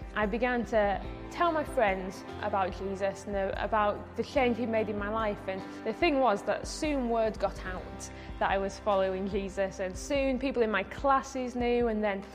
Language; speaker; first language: English; native; English